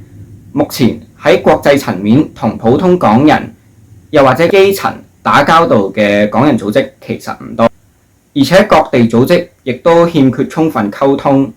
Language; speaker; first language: Cantonese; native; Cantonese